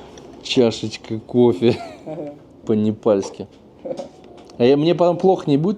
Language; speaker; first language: Russian; native; Russian